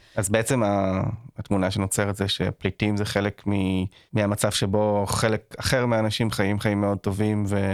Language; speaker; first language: Hebrew; native; Hebrew